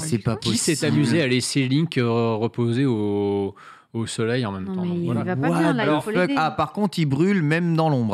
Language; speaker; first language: French; native; French